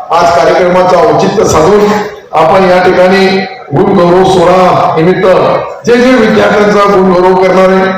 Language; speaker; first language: Marathi; non-native, local second language; Urdu